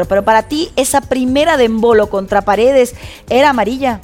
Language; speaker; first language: Spanish; native; Spanish